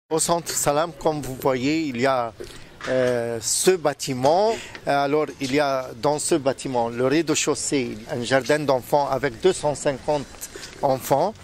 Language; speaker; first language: French; non-native, fluent; Arabic